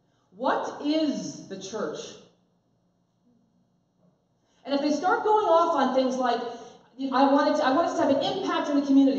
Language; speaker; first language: English; native; English